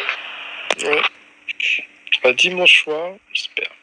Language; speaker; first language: French; native; French